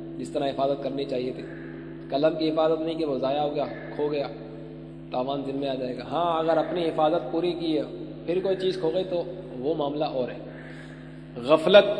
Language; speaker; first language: Urdu; native; Urdu